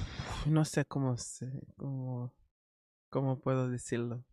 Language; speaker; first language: Spanish; non-native, learner; English